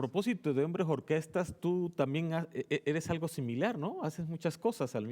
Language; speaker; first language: Spanish; native; Spanish